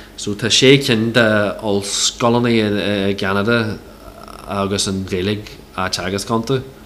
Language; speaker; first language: Irish; non-native, local second language; English